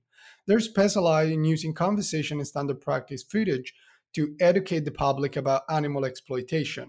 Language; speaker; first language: English; non-native, fluent; Italian